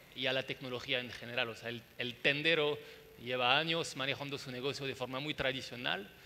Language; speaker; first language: Spanish; non-native, fluent; French